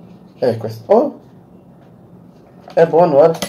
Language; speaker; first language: Italian; non-native, learner; Portuguese